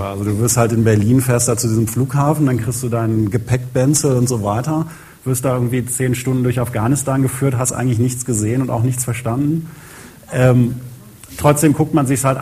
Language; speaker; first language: German; native; German